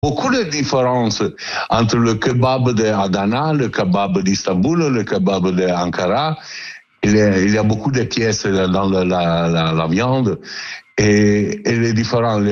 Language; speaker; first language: French; non-native, learner; Italian